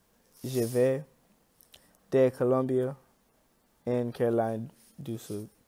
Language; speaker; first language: French; non-native, learner; English